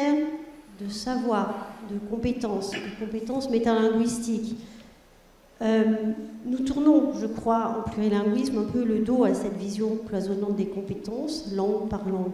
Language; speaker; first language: French; non-native, fluent; German